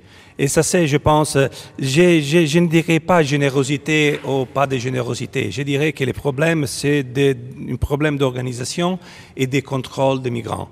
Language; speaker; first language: French; non-native, fluent; Italian